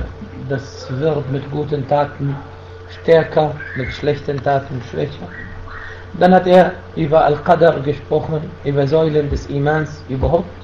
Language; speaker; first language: German; non-native, fluent; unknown